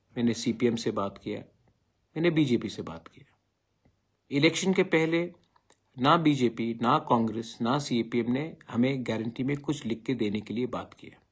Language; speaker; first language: Hindi; non-native, local second language; Bangla